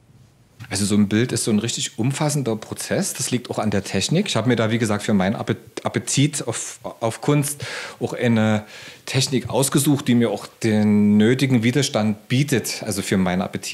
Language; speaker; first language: German; native; German